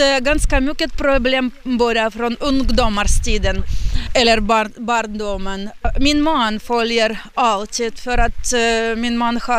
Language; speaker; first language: Swedish; non-native, learner; Ukrainian